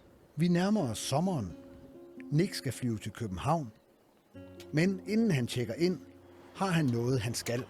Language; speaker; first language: Danish; native; Danish